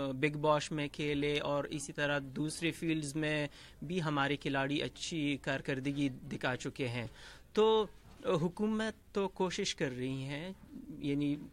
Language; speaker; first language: Urdu; non-native, fluent; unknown